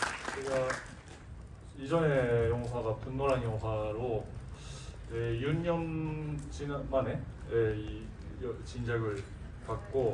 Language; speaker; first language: Korean; non-native, fluent; Japanese